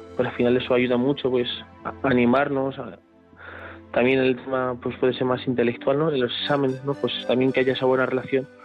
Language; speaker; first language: Spanish; native; Spanish